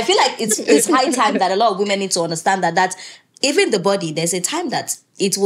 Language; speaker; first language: English; native; English